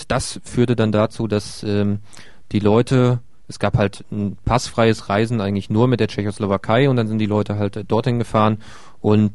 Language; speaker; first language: German; native; German